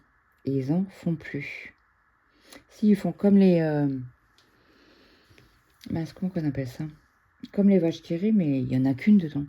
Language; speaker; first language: French; native; French